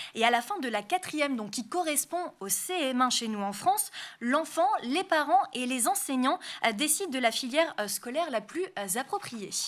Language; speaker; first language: French; native; French